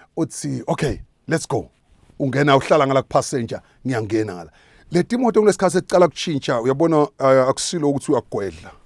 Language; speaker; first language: Zulu; non-native, local second language; Swati